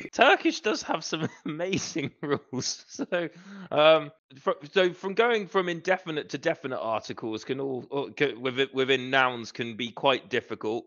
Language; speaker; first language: English; native; English